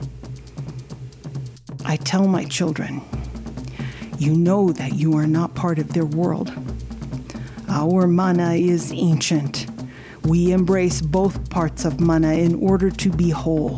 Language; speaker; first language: English; native; English